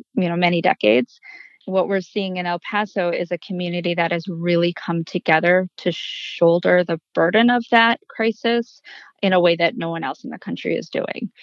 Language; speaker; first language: English; native; English